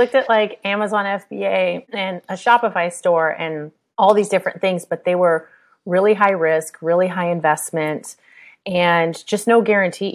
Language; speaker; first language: English; native; English